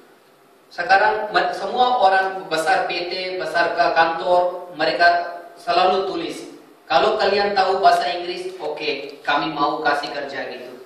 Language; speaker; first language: Indonesian; non-native, fluent; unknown